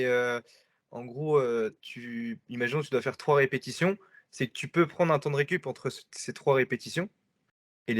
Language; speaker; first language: French; native; French